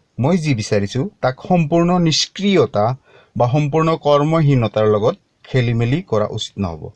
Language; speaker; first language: Assamese; native; Assamese